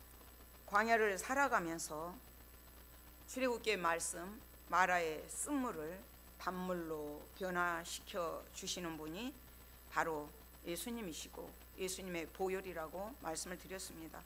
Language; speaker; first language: Korean; native; Korean